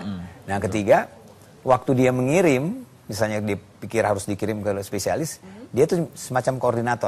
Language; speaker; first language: Indonesian; native; Indonesian